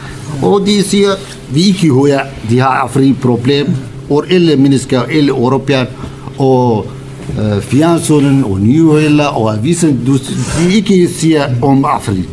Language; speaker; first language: Danish; non-native, learner; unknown